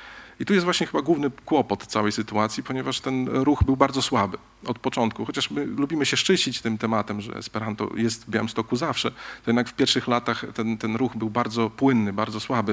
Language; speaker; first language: Polish; native; Polish